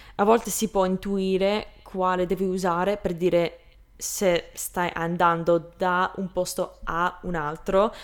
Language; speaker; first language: Italian; non-native, fluent; English